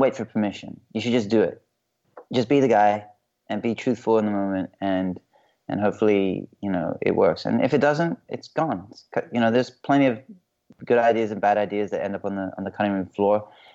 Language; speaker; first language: English; native; English